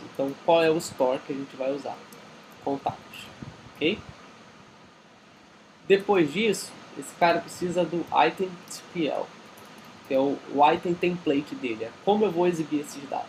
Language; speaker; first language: Portuguese; native; Portuguese